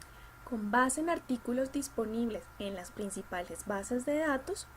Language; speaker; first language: Spanish; native; Spanish